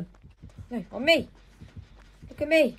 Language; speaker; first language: English; native; English